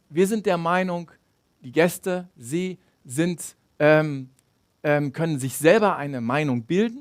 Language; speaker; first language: German; native; German